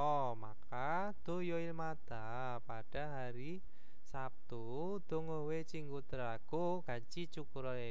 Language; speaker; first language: Korean; non-native, fluent; Indonesian